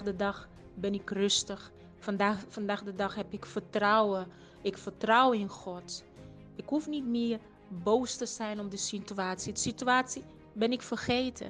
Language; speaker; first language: Dutch; early bilingual, other home language; Portuguese